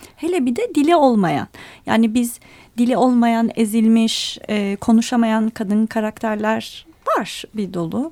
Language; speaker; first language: Turkish; native; Turkish